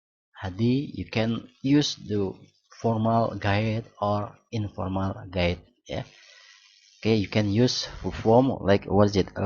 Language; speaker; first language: English; non-native, learner; Indonesian